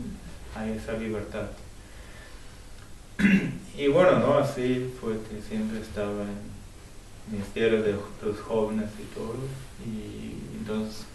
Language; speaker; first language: Spanish; non-native, fluent; German